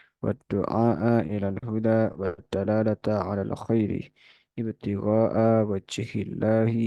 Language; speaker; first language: Arabic; non-native, fluent; Indonesian